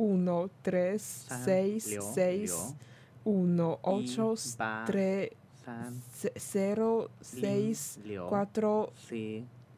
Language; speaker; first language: Spanish; non-native, learner; Chinese